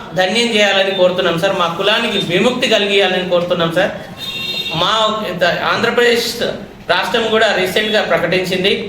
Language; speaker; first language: Telugu; native; Telugu